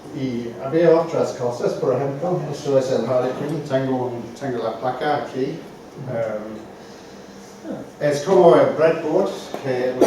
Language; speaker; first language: Spanish; non-native, fluent; English